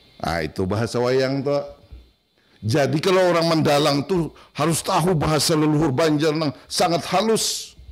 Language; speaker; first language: Indonesian; non-native, local second language; Banjar